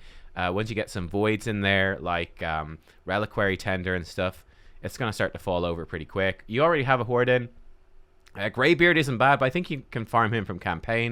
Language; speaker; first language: English; native; English